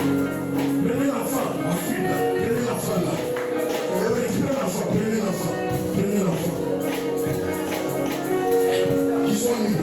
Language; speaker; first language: French; non-native, local second language; Lingala